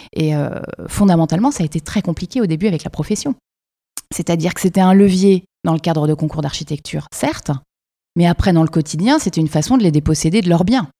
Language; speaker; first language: French; native; French